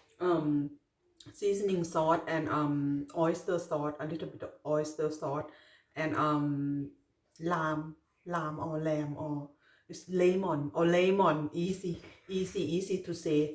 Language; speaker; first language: English; non-native, learner; Thai